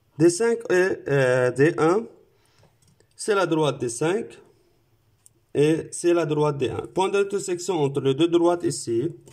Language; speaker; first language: French; non-native, local second language; Arabic